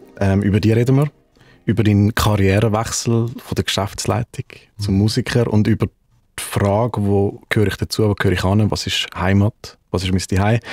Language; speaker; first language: German; native; German